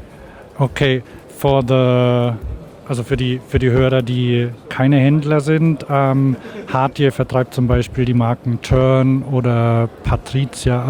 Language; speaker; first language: German; native; German